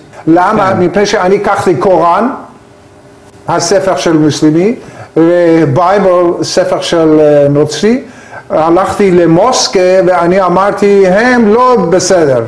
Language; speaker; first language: Hebrew; non-native, learner; Persian